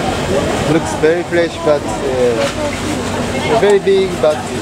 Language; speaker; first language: English; non-native, learner; Japanese